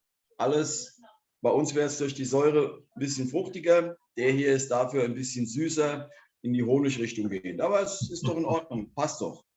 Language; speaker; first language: German; native; German